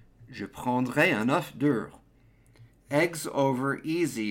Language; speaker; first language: French; non-native, fluent; English